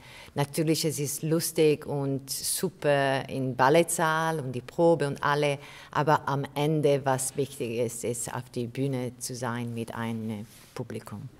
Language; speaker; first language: German; non-native, fluent; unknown